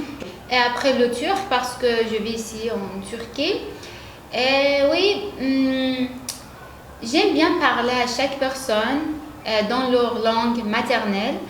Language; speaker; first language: French; non-native, learner; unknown